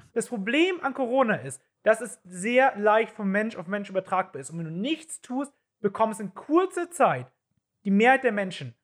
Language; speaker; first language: German; native; German